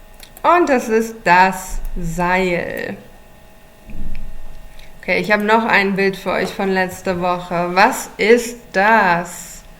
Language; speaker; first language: German; non-native, fluent; English